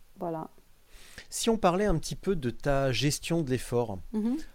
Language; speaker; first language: French; native; French